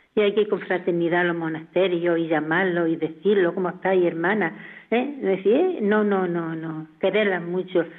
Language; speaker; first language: Spanish; native; Spanish